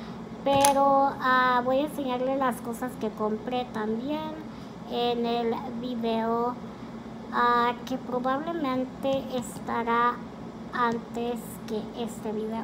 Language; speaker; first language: Spanish; early bilingual, heritage; Spanish